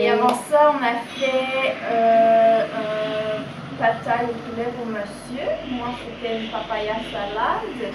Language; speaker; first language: French; non-native, learner; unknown